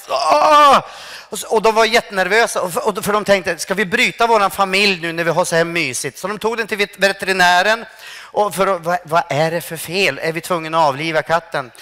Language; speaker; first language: Swedish; native; Swedish